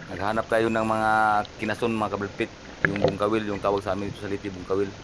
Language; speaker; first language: Filipino; non-native, local second language; Cebuano